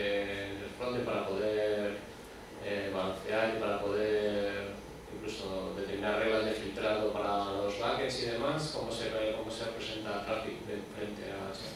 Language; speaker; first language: Spanish; native; Spanish